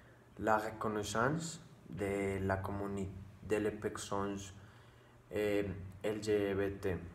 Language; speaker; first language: French; non-native, learner; Spanish